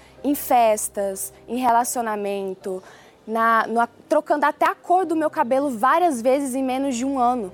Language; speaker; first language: Portuguese; early bilingual, other home language; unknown